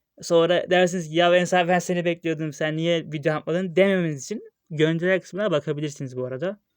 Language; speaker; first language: Turkish; native; Turkish